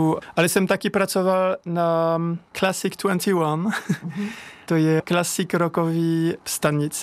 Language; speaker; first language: Czech; non-native, learner; French